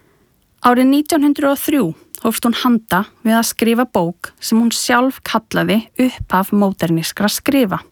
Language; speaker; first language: Icelandic; native; Icelandic